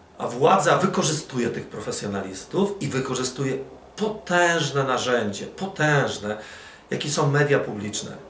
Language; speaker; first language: Polish; early bilingual, other home language; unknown